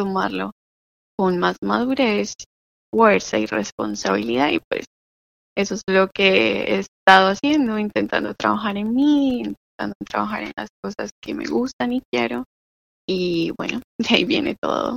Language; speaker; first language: English; non-native, fluent; Spanish